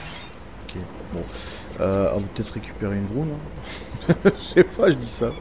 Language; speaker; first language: French; native; French